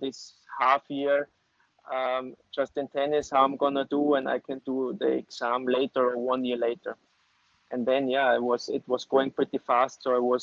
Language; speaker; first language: English; non-native, fluent; German